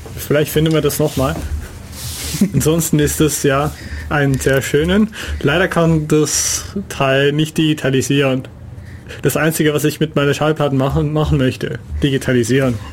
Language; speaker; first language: German; non-native, fluent; Dutch